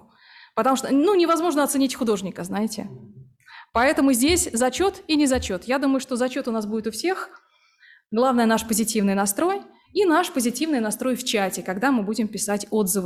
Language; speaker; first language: Russian; native; Russian